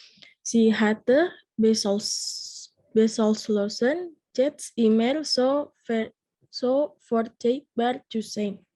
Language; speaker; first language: German; non-native, learner; Indonesian